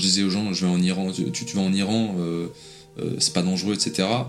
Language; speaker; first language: French; native; French